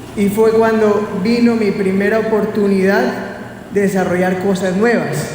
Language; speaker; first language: Spanish; native; Spanish